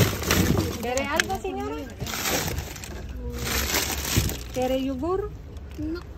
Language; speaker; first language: Spanish; non-native, learner; Filipino